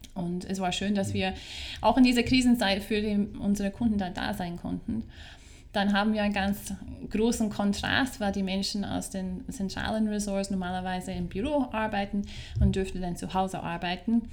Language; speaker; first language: German; non-native, fluent; English